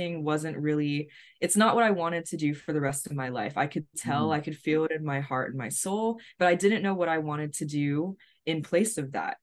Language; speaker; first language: English; native; English